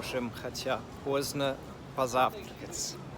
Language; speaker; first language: Russian; non-native, fluent; English